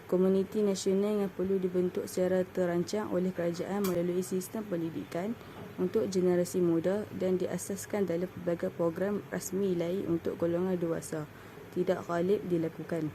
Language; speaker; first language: Malay; native; Malay